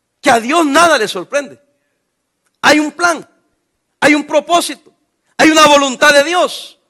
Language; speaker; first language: Spanish; native; Spanish